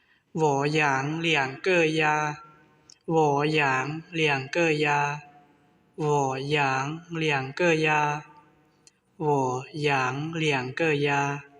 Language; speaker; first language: Chinese; non-native, learner; Hmong